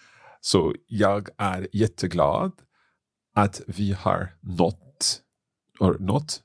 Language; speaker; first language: Swedish; non-native, learner; English